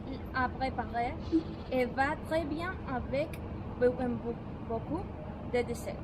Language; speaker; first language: French; non-native, learner; Spanish